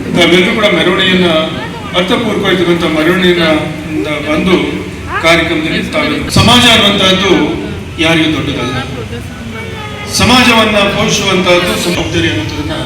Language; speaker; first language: Kannada; non-native, local second language; Lambadi